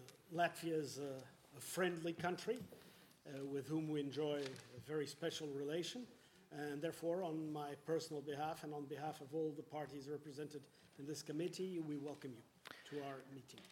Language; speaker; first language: English; non-native, fluent; Portuguese